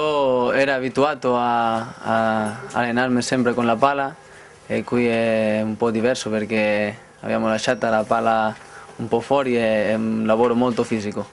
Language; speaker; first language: Italian; non-native, learner; Spanish